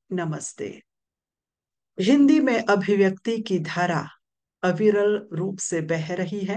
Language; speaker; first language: Hindi; non-native, local second language; Morisyen